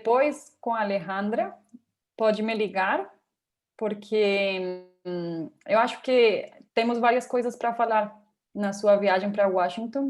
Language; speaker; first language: Portuguese; non-native, fluent; Spanish